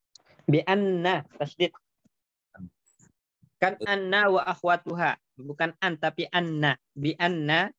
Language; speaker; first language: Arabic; non-native, fluent; Indonesian